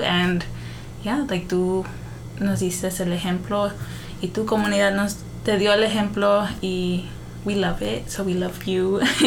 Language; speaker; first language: Spanish; early bilingual, heritage; Spanish